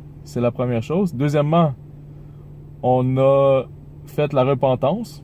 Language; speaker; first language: French; native; French